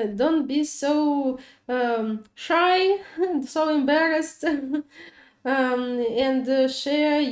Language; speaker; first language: English; non-native, fluent; Ukrainian